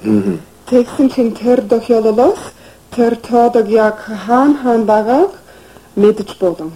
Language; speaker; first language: Mongolian; non-native, fluent; English